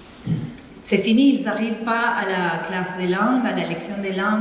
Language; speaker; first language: French; non-native, fluent; Spanish